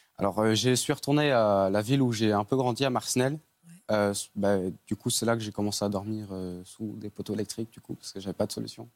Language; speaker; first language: French; native; French